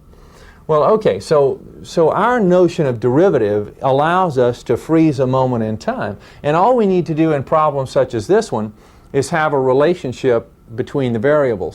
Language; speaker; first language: English; native; English